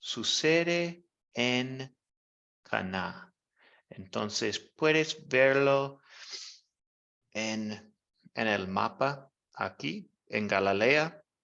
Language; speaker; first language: Spanish; non-native, fluent; English